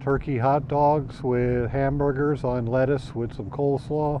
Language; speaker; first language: English; native; English